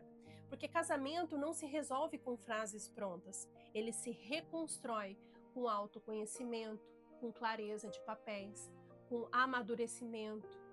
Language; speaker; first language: Portuguese; native; Portuguese